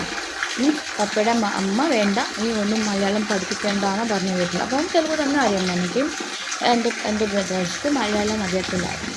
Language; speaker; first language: Malayalam; non-native, local second language; Telugu